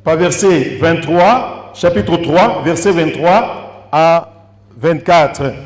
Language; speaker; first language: French; non-native, local second language; Swahili